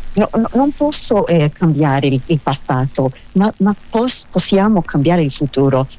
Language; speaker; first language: Italian; non-native, learner; Hebrew